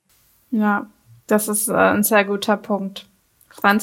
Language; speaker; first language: German; native; German